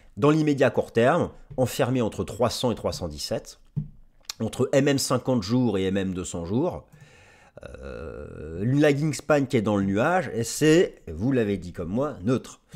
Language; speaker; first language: French; native; French